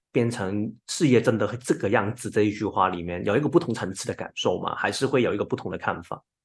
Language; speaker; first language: Chinese; non-native, local second language; Cantonese